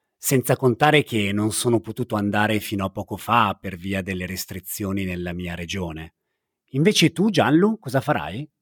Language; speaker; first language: Italian; native; Italian